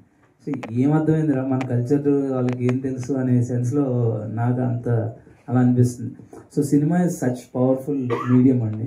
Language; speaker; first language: Telugu; native; Telugu